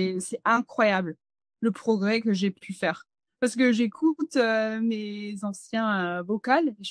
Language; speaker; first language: French; non-native, fluent; English